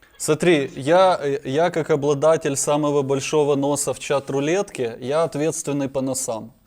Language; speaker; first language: Russian; native; Russian